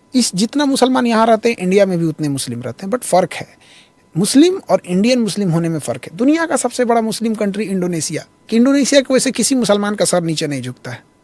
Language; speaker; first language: Hindi; native; Hindi